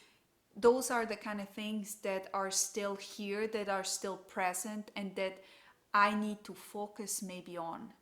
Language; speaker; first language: English; non-native, fluent; German